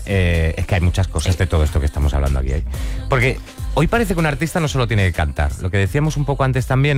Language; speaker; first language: Spanish; native; Spanish